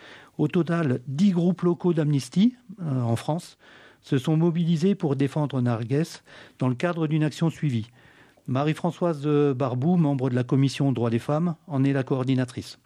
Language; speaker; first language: French; native; French